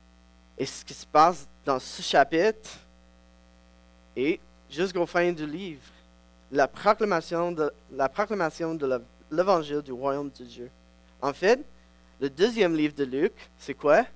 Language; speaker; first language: French; non-native, local second language; English